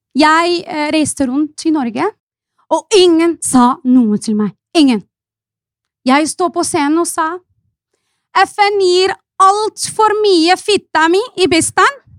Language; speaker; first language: Norwegian; non-native, fluent; Arabic